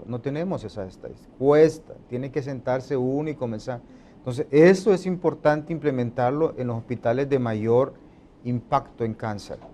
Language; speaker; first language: Spanish; native; Spanish